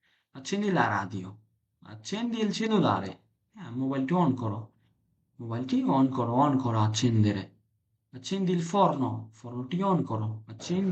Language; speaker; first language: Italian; non-native, fluent; Bangla